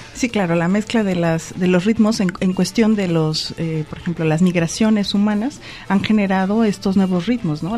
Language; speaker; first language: Spanish; native; Spanish